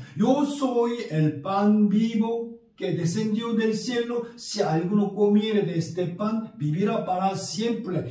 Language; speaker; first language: Spanish; non-native, fluent; Korean